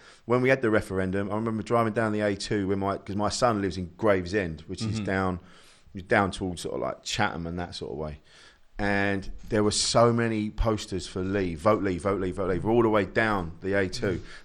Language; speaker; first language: English; native; English